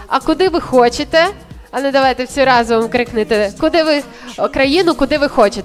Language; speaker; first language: Ukrainian; native; Ukrainian